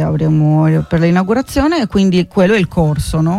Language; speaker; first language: Italian; non-native, fluent; Spanish